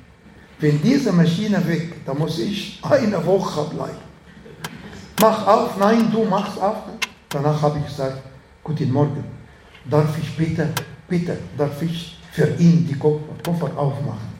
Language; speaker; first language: German; non-native, learner; Arabic